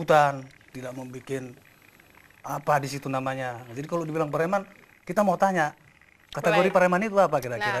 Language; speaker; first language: Indonesian; native; Indonesian